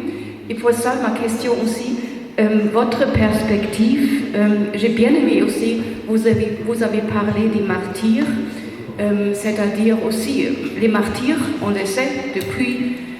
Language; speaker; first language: French; non-native, fluent; German